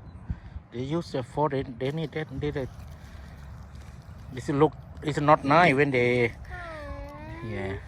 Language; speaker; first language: English; non-native, learner; Lao